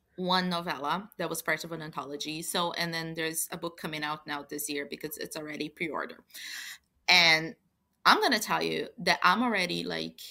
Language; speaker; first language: English; non-native, fluent; Portuguese